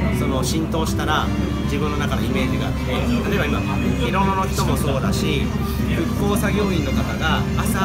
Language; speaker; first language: Japanese; native; Japanese